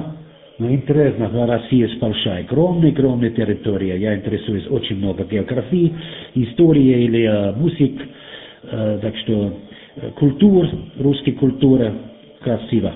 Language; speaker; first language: Russian; non-native, learner; German